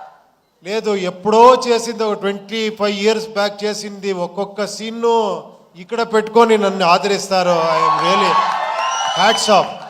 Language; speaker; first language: Telugu; non-native, local second language; Kannada